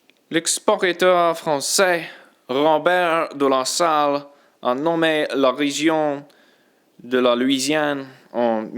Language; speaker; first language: French; non-native, learner; English